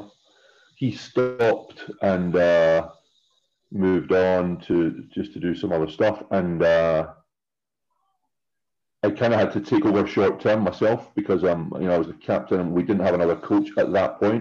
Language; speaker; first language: English; native; English